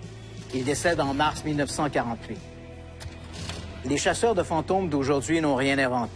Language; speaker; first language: French; native; French